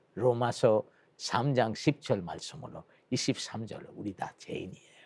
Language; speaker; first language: Korean; non-native, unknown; Bangla